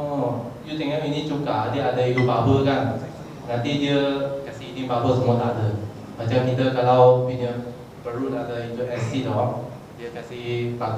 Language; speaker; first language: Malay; non-native, local second language; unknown